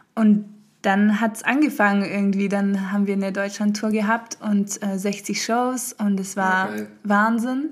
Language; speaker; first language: German; early bilingual, heritage; French